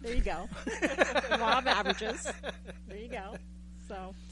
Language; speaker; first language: English; native; English